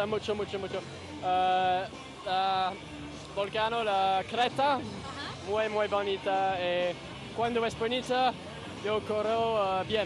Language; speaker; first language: Spanish; non-native, learner; English